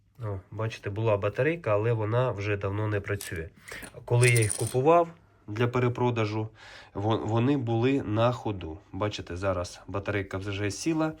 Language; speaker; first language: Ukrainian; native; Ukrainian